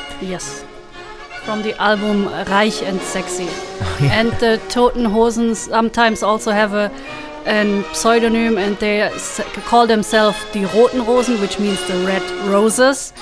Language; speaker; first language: English; non-native, fluent; German